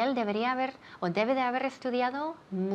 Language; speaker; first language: Spanish; non-native, fluent; English